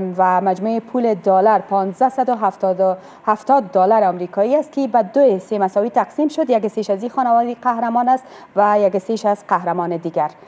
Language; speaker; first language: Persian; native; Persian